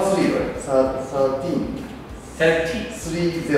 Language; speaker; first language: English; non-native, learner; Japanese